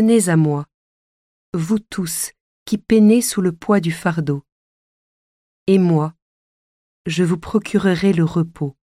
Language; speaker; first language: French; native; French